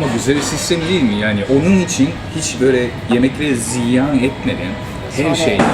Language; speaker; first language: Turkish; non-native, fluent; Japanese